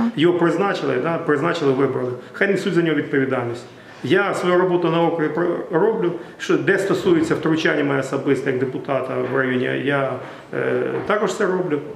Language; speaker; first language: Ukrainian; native; Ukrainian